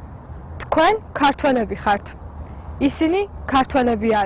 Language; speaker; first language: Georgian; non-native, learner; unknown